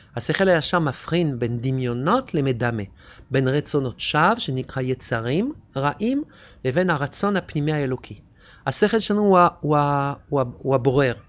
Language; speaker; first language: Hebrew; non-native, fluent; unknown